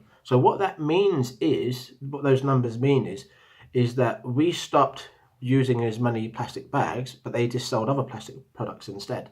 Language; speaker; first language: English; native; English